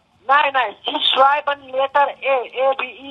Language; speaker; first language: German; non-native, learner; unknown